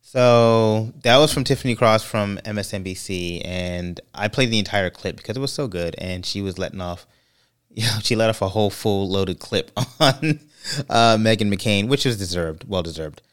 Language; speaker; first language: English; native; English